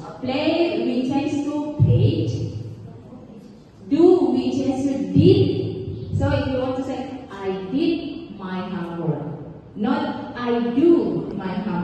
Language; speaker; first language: English; non-native, learner; Indonesian